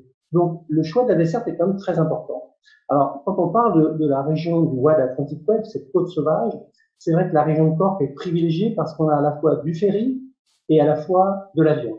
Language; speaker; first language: French; native; French